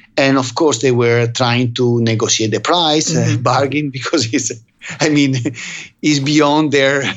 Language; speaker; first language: English; non-native, fluent; Italian